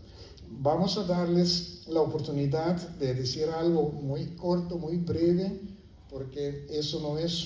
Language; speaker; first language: Spanish; non-native, fluent; Papiamento